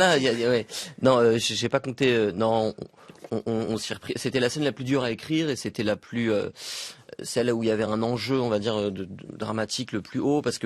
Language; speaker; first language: French; native; French